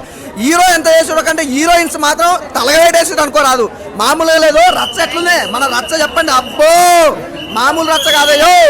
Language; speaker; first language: Telugu; native; Telugu